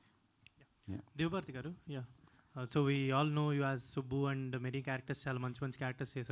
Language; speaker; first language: Telugu; native; Telugu